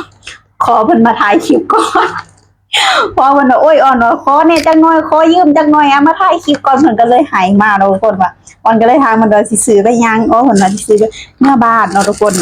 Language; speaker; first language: Thai; non-native, local second language; Lao